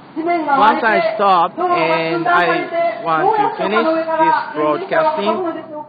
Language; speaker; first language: English; non-native, learner; Japanese